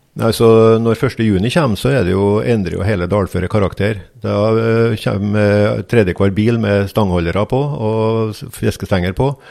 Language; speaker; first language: Norwegian; native; Norwegian